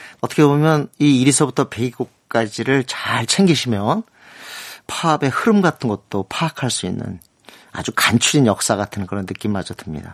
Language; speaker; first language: Korean; native; Korean